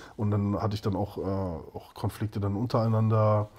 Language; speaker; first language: German; native; German